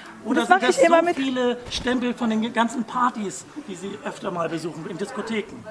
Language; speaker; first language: German; native; German